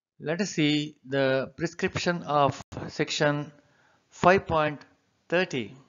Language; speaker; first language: English; non-native, local second language; Telugu